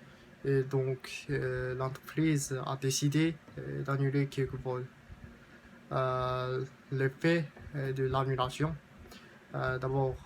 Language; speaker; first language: French; non-native, learner; Japanese